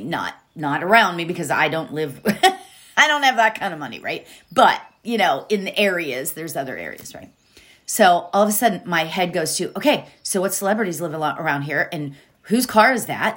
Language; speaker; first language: English; native; English